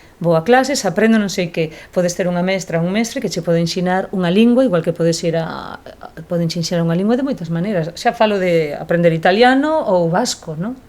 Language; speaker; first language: Galician; non-native, local second language; Spanish